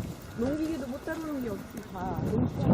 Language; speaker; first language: Korean; native; Korean